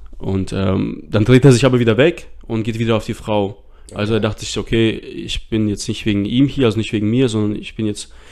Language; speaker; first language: German; early bilingual, other home language; Russian